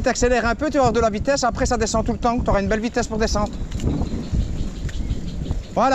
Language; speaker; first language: French; native; French